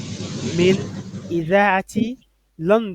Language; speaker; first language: Arabic; non-native, fluent; French